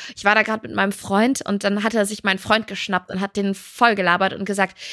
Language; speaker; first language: German; native; German